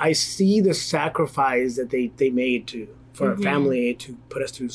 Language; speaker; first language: English; native; English